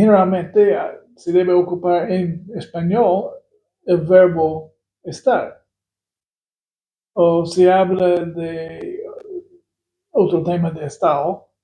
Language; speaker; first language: Spanish; non-native, fluent; English